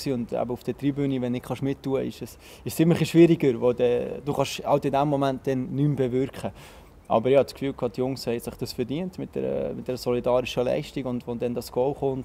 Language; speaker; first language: German; native; German